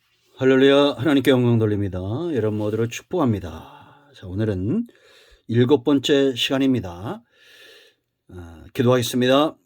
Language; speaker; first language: Korean; native; Korean